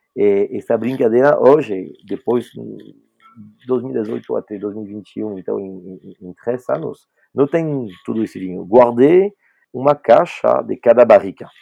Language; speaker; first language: Portuguese; non-native, fluent; French